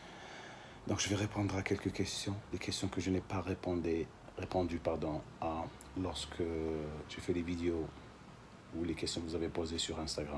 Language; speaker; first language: French; non-native, local second language; Arabic